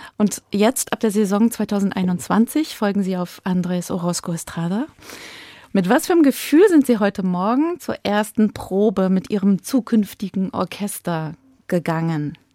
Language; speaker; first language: German; native; German